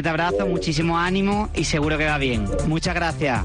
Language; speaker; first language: Spanish; native; Spanish